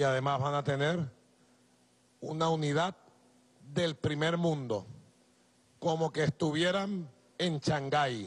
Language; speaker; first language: Spanish; native; Spanish